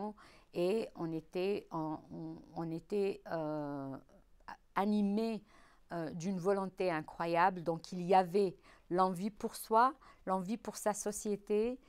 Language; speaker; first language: French; non-native, local second language; Arabic